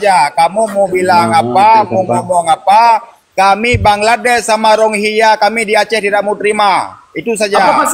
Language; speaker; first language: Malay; non-native, local second language; Achinese